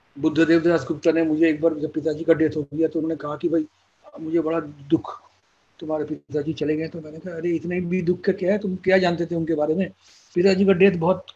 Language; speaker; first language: Hindi; non-native, local second language; Bangla